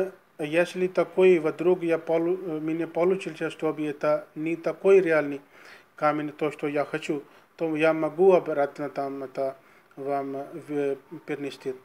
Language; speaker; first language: Russian; non-native, learner; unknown